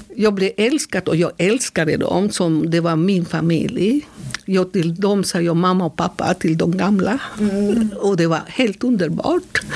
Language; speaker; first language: Swedish; non-native, fluent; Spanish